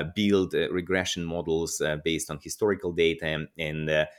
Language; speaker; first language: English; non-native, fluent; Russian